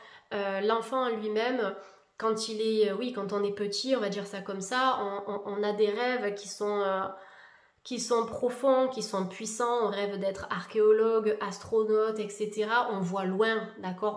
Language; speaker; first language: French; native; French